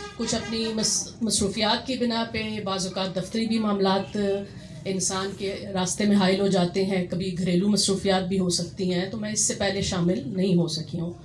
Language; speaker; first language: Urdu; non-native, local second language; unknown